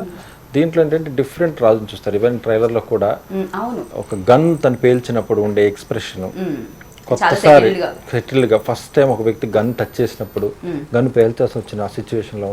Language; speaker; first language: Telugu; native; Telugu